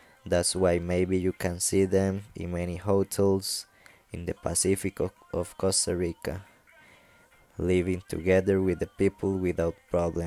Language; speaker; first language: English; non-native, fluent; Spanish